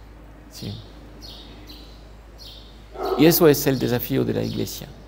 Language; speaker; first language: Spanish; non-native, fluent; French